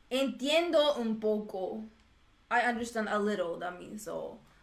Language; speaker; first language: English; non-native, fluent; Swedish